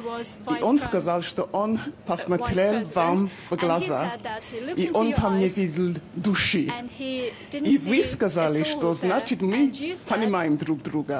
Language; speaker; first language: Russian; non-native, fluent; English